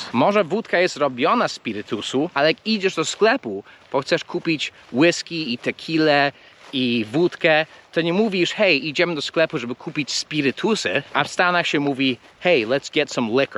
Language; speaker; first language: Polish; early bilingual, heritage; English